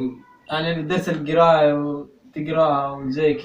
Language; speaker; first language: Arabic; native; Arabic